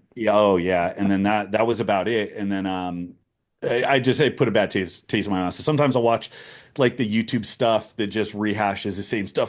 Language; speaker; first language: English; native; English